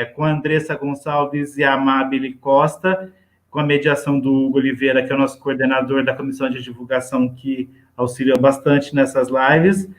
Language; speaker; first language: Portuguese; native; Portuguese